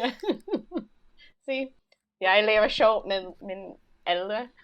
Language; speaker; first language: Danish; non-native, learner; English